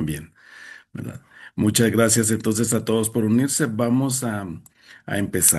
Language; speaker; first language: Spanish; native; Spanish